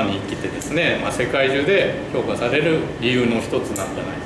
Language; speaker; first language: Japanese; native; Japanese